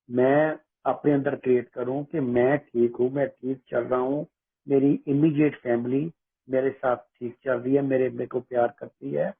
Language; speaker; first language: Hindi; native; Hindi